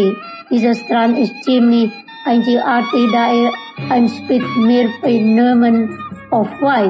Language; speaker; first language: German; non-native, learner; Indonesian